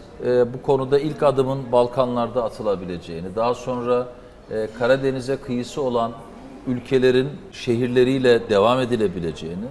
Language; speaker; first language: Turkish; native; Turkish